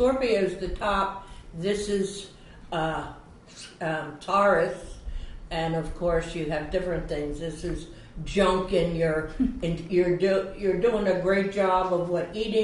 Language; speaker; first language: English; early bilingual, other home language; Swedish